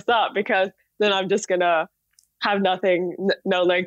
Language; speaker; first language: English; native; English